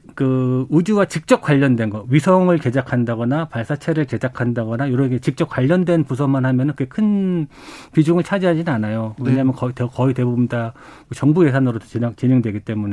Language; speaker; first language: Korean; native; Korean